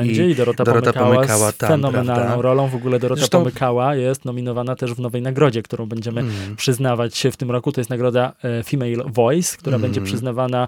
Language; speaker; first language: Polish; native; Polish